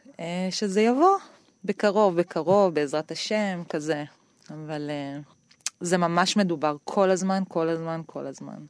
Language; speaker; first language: Hebrew; native; Hebrew